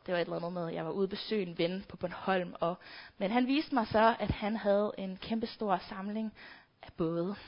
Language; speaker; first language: Danish; native; Danish